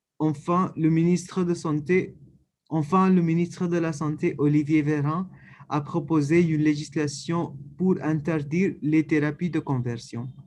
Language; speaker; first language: French; non-native, fluent; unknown